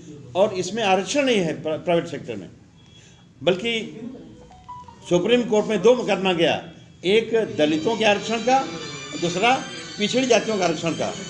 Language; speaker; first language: Hindi; native; Hindi